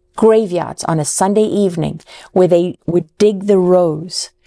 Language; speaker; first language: English; native; English